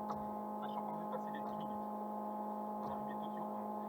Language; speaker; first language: French; native; French